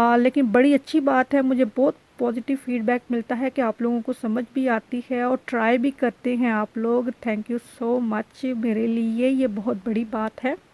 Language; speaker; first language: Urdu; native; Urdu